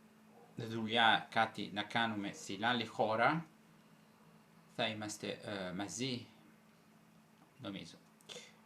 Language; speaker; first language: Greek; non-native, fluent; Italian